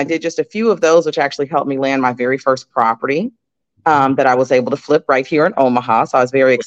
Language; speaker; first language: English; native; English